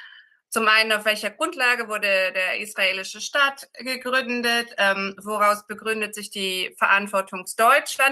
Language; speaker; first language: German; native; German